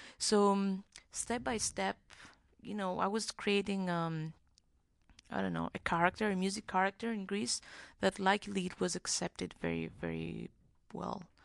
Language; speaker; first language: English; non-native, fluent; Greek